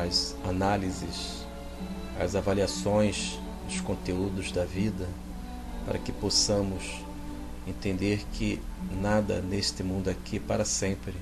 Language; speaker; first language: Portuguese; native; Portuguese